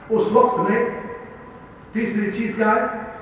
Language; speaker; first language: Urdu; non-native, learner; Arabic